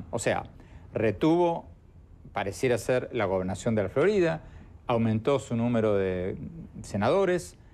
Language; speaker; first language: Spanish; native; Spanish